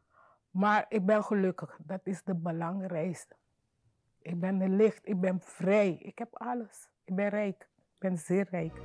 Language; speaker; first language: Dutch; non-native, fluent; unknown